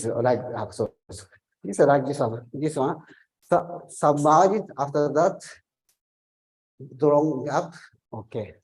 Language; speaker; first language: English; non-native, learner; Japanese